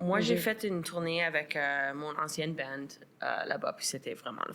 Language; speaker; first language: French; non-native, local second language; English